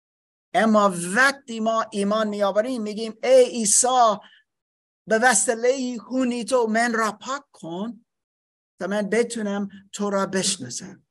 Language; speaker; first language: Persian; non-native, fluent; English